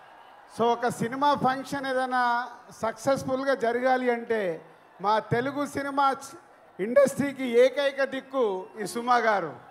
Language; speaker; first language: Telugu; native; Telugu